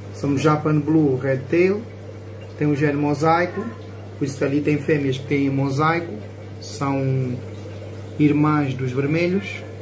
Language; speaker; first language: Portuguese; native; Portuguese